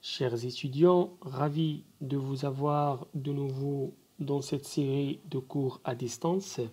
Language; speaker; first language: French; non-native, local second language; Arabic